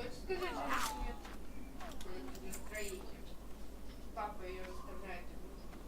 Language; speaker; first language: Russian; native; Russian